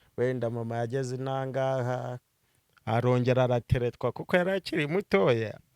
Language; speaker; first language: Kinyarwanda; early bilingual, other home language; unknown